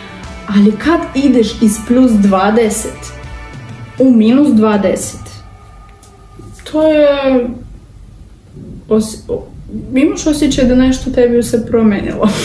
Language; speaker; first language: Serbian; non-native, learner; Russian